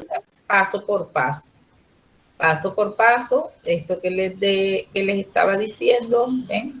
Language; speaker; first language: Spanish; native; Spanish